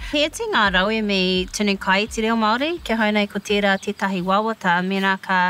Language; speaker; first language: Māori; non-native, local second language; English